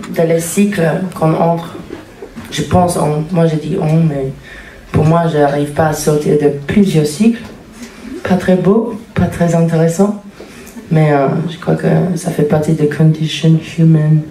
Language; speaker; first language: French; non-native, fluent; English